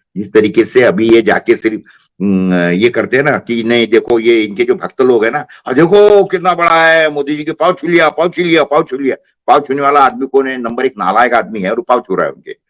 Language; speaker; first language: Hindi; non-native, local second language; Marathi